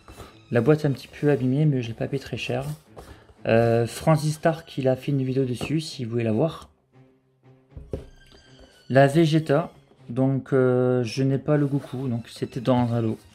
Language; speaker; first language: French; native; French